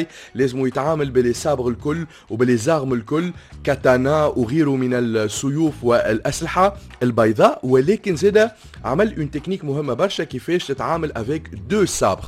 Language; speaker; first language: Arabic; native; Arabic